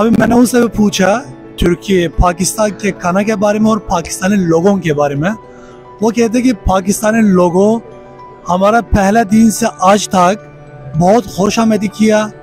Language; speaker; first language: Hindi; non-native, learner; Turkish